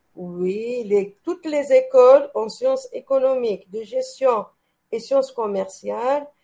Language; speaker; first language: French; non-native, local second language; Arabic